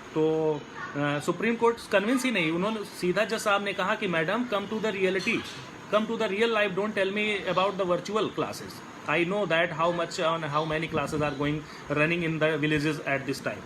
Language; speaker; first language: Hindi; native; Hindi